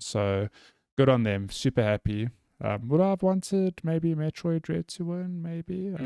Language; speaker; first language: English; native; English